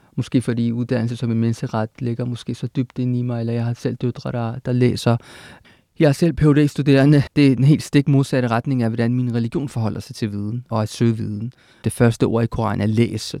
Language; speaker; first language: Danish; native; Danish